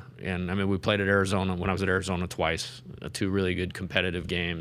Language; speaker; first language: English; native; English